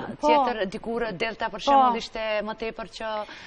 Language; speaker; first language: Albanian; native; Albanian